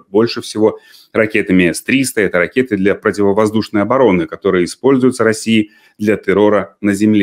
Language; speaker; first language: Russian; native; Russian